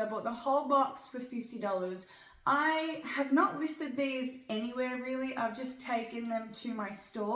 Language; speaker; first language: English; native; English